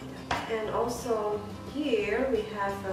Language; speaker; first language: English; non-native, learner; Indonesian